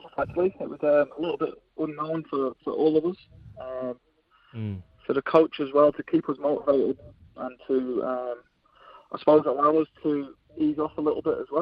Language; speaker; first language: English; native; English